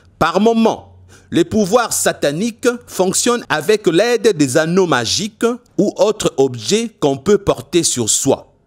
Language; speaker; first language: French; non-native, local second language; Lingala